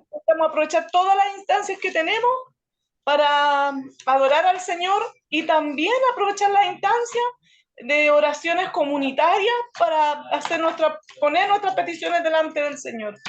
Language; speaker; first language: Spanish; native; Spanish